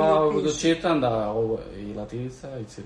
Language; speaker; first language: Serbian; early bilingual, heritage; Spanish